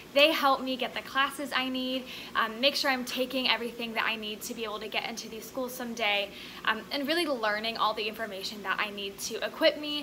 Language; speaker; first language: English; native; English